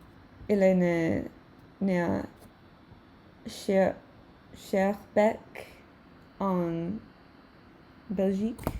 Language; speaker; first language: French; non-native, learner; English